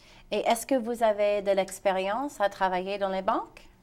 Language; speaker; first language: French; non-native, fluent; English